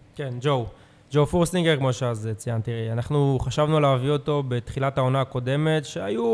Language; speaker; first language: Hebrew; native; Hebrew